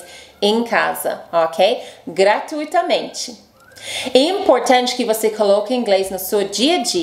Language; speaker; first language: Portuguese; non-native, fluent; English